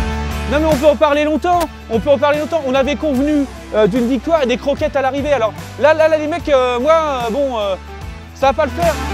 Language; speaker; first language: French; native; French